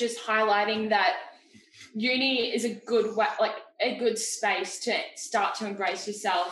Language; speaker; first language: English; native; English